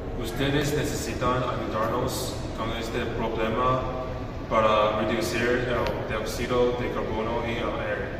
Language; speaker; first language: Spanish; non-native, learner; English